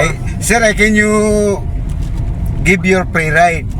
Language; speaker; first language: English; non-native, learner; Filipino